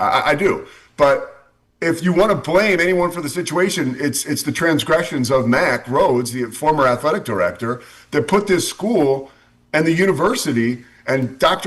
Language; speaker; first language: English; native; English